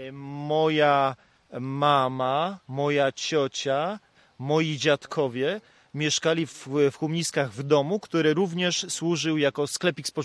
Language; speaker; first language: Polish; native; Polish